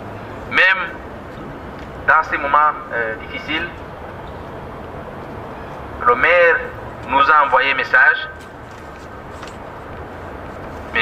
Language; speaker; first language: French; non-native, local second language; Kinyarwanda